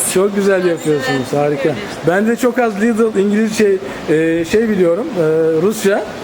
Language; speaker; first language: Turkish; native; Turkish